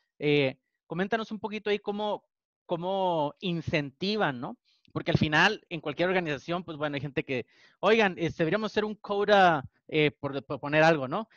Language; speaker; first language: Spanish; native; Spanish